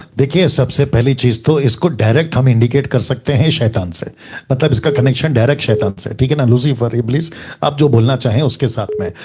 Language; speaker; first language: Hindi; native; Hindi